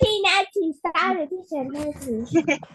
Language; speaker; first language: English; non-native, learner; Vietnamese